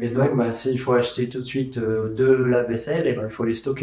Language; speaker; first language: French; native; French